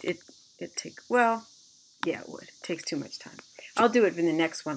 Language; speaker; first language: English; native; English